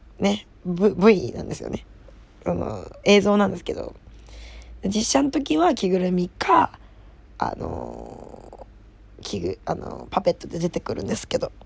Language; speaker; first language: Japanese; native; Japanese